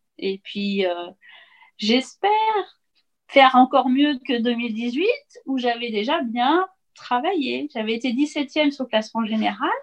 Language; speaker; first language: French; native; French